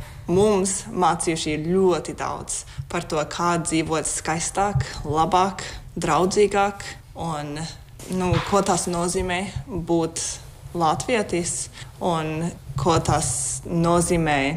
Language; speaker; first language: Latvian; non-native, fluent; English